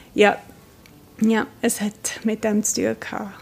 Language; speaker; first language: German; non-native, fluent; English